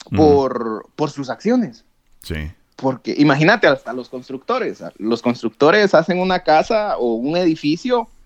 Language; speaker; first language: Spanish; native; Spanish